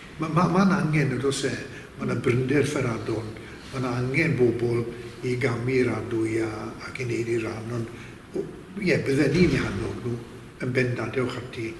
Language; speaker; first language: Welsh; native; Welsh